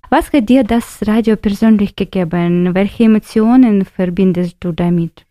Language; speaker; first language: German; non-native, learner; Ukrainian